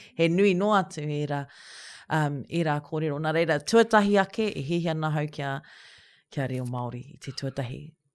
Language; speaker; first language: Māori; native; Māori